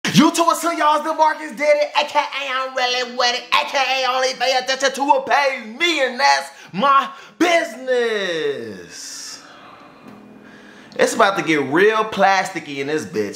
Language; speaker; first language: English; native; English